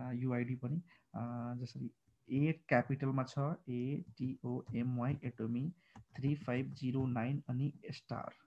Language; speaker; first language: Nepali; non-native, local second language; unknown